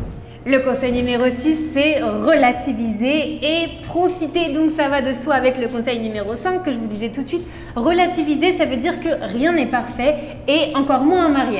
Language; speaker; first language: French; native; French